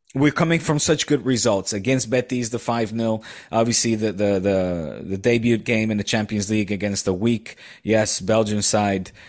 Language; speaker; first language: English; non-native, fluent; Dutch